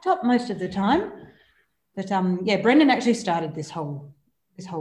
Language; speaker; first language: English; native; English